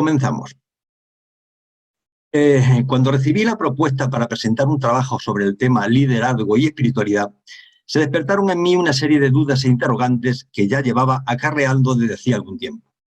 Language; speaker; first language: Spanish; native; Spanish